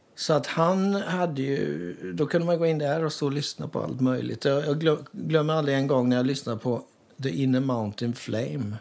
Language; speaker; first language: Swedish; native; Swedish